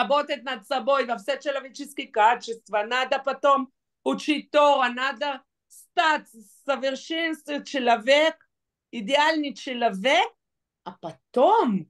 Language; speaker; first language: Russian; non-native, fluent; Hebrew